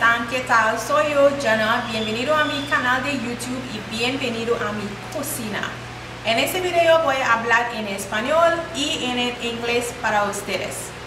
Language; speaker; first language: Spanish; non-native, learner; English